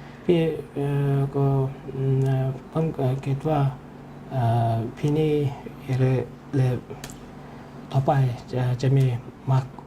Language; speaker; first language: Thai; non-native, learner; Mongolian